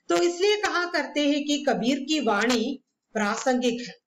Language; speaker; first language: Hindi; non-native, local second language; Malayalam